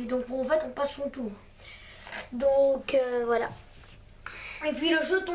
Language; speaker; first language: French; native; French